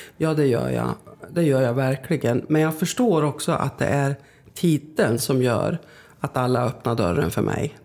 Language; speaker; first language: Swedish; native; Swedish